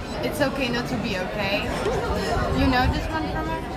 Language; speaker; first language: English; non-native, fluent; Czech